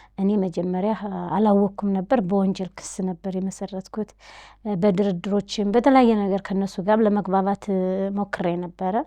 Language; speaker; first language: Amharic; native; Amharic